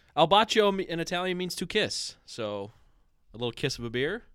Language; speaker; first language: English; early bilingual, other home language; Italian